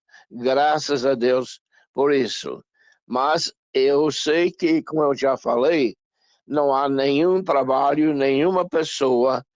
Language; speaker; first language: Portuguese; non-native, fluent; English